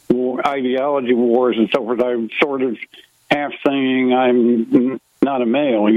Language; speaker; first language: English; native; English